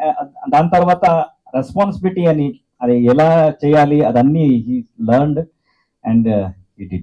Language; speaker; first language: Telugu; non-native, learner; Kannada